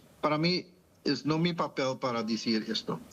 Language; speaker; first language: Spanish; non-native, fluent; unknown